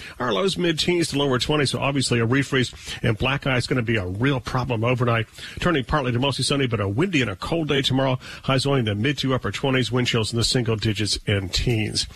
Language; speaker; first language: English; native; English